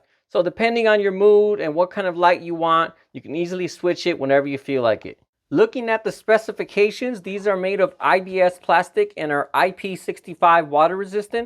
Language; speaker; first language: English; native; English